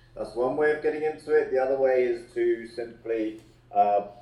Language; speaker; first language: English; native; English